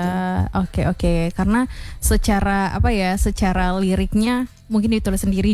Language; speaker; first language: Indonesian; native; Indonesian